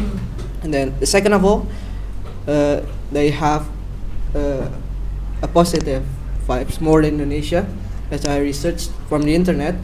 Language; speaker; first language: English; non-native, learner; Indonesian